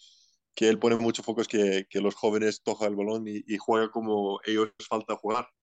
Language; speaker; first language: Spanish; non-native, fluent; Icelandic